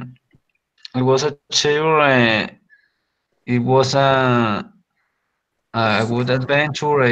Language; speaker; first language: English; non-native, learner; Spanish